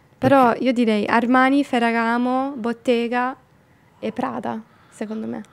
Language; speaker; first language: Italian; non-native, fluent; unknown